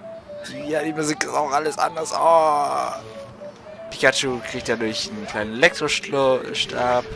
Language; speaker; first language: German; native; German